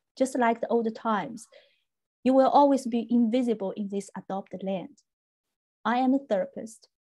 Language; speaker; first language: English; non-native, fluent; Chinese